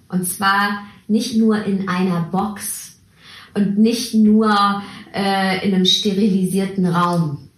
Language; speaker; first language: German; early bilingual, other home language; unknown